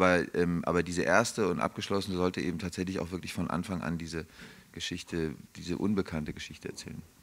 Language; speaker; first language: German; native; German